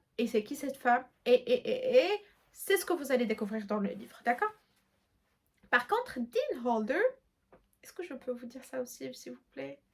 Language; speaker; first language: French; non-native, local second language; Arabic